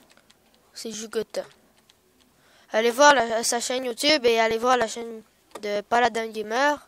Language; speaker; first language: French; native; French